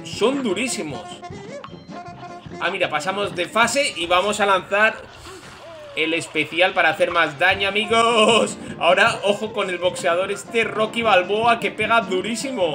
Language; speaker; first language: Spanish; native; Spanish